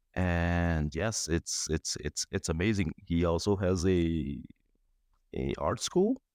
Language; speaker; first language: English; non-native, fluent; Spanish